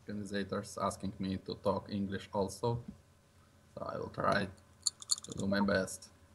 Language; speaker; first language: English; non-native, learner; Russian